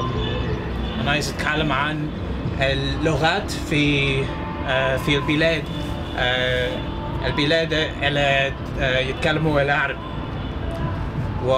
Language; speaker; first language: Arabic; non-native, learner; English